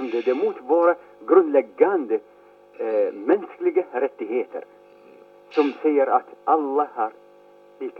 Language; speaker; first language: Swedish; non-native, fluent; Arabic